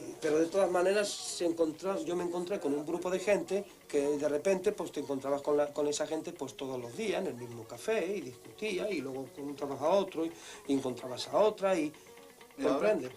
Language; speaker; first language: Spanish; native; Spanish